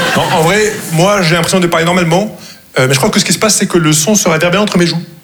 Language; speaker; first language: French; non-native, local second language; Arabic